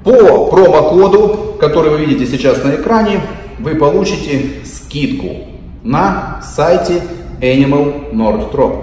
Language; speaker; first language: Russian; native; Russian